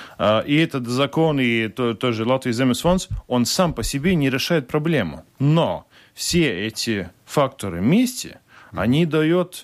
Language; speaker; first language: Russian; non-native, local second language; Latvian